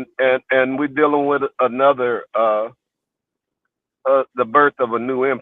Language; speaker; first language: English; native; English